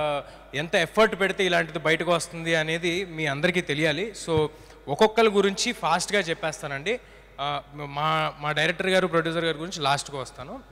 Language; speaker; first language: Telugu; native; Telugu